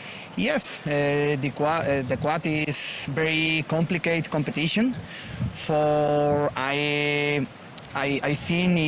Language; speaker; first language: English; non-native, learner; Spanish